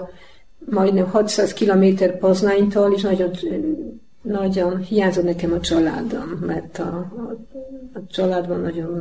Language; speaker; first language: Hungarian; non-native, learner; Polish